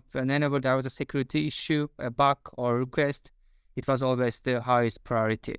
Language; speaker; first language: English; non-native, fluent; Turkish